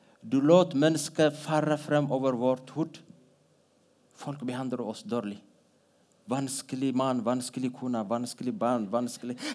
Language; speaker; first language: Norwegian; non-native, fluent; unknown